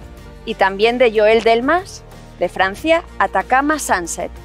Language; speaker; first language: Spanish; native; Spanish